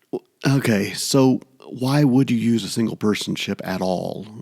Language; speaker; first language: English; native; English